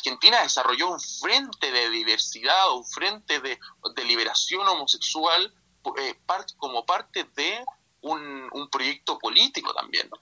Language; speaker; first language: Spanish; native; Spanish